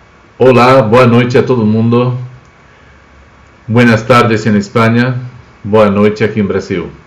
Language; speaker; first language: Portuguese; non-native, fluent; Spanish